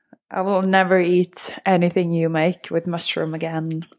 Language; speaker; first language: English; non-native, fluent; Norwegian